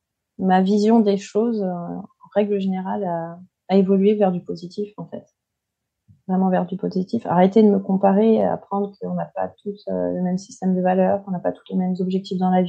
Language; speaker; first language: French; native; French